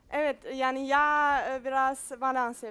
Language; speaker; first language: Turkish; non-native, learner; German